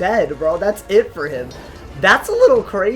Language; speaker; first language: English; native; English